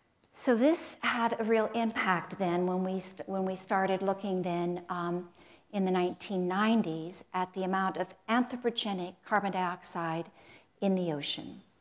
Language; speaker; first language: English; native; English